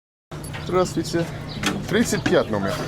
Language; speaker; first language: Russian; non-native, learner; English